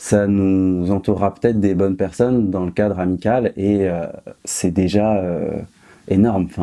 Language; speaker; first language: French; native; French